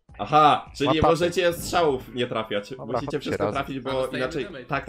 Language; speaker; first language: Polish; native; Polish